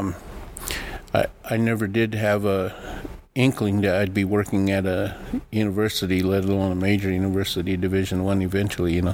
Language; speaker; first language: English; early bilingual, other home language; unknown